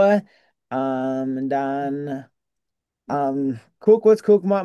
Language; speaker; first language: Indonesian; non-native, learner; English